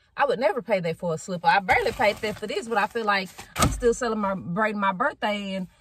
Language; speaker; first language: English; native; English